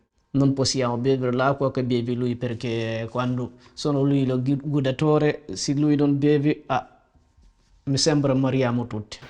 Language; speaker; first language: Italian; non-native, learner; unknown